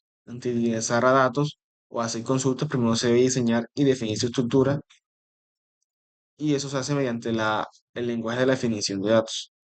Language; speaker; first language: Spanish; native; Spanish